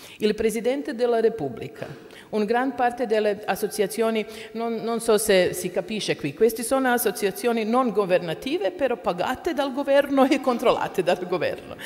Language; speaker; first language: Italian; non-native, learner; Croatian